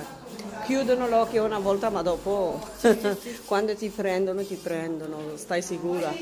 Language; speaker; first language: Italian; non-native, fluent; Arabic